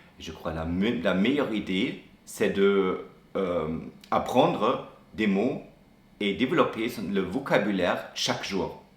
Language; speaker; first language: French; non-native, fluent; German